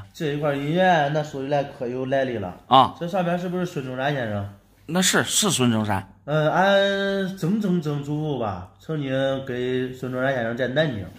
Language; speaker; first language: Chinese; native; Chinese